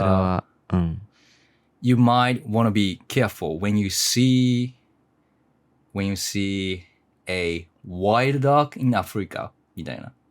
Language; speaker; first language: English; non-native, learner; Japanese